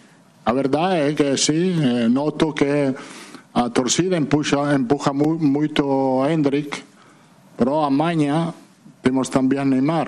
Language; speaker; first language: Portuguese; non-native, fluent; Italian